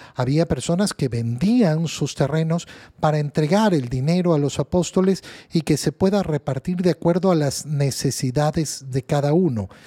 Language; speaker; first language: Spanish; native; Spanish